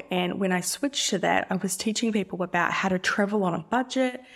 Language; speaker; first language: English; native; English